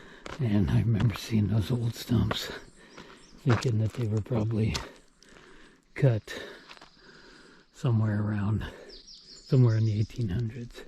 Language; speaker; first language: English; native; English